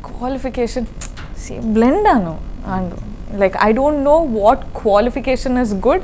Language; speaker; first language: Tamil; non-native, learner; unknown